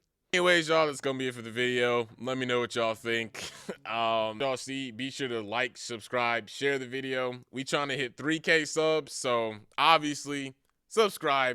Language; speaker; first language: English; native; English